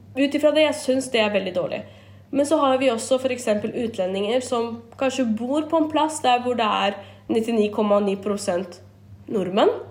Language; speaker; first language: Norwegian; early bilingual, other home language; Kurdish